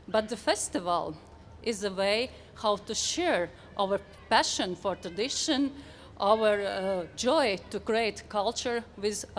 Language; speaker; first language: English; non-native, fluent; Latvian